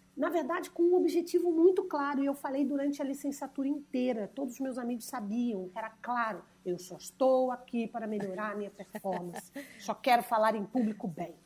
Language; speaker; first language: Portuguese; native; Portuguese